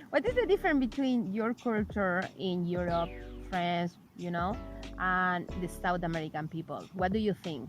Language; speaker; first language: English; non-native, learner; Spanish